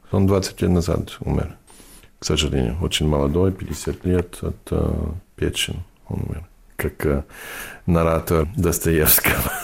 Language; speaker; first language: Russian; non-native, fluent; English